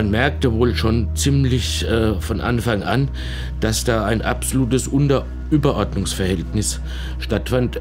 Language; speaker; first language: German; native; German